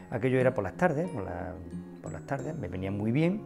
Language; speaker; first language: Spanish; native; Spanish